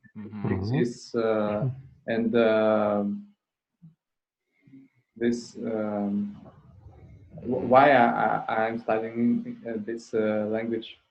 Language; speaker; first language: English; non-native, learner; Russian